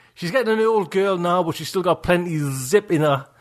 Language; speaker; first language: English; native; English